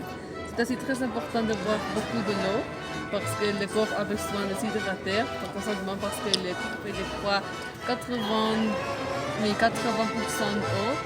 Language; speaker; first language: French; non-native, learner; Spanish